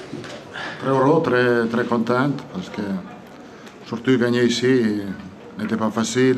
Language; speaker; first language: French; non-native, fluent; Italian